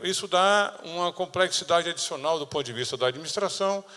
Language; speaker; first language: Portuguese; native; Portuguese